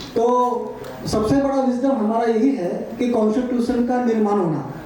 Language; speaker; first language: Hindi; non-native, local second language; Marathi